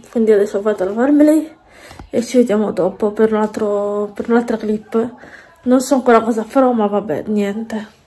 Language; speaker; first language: Italian; native; Italian